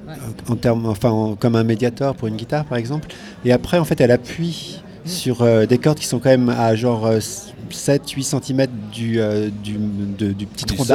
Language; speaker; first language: French; native; French